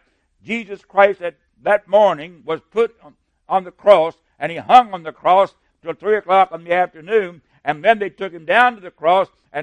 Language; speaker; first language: English; native; English